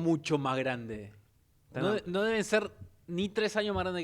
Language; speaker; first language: Spanish; native; Spanish